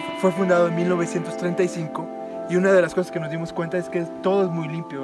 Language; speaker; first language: Spanish; native; Spanish